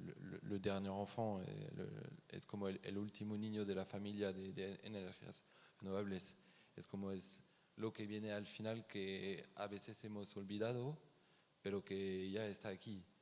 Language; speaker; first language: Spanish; non-native, fluent; French